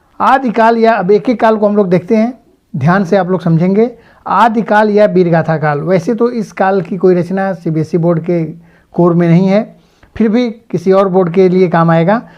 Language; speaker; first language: Hindi; native; Hindi